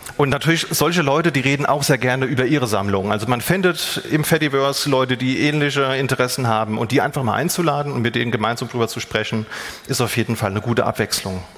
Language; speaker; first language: German; native; German